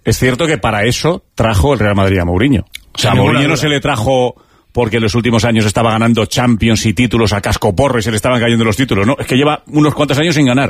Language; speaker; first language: Spanish; native; Spanish